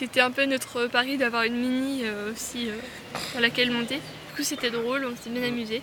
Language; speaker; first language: French; native; French